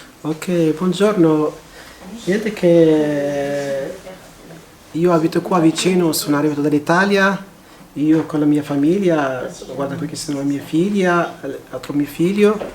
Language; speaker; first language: Italian; non-native, fluent; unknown